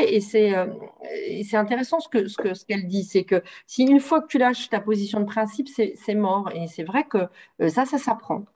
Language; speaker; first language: French; native; French